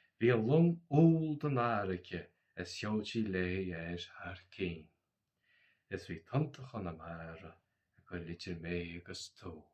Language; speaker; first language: Irish; native; Irish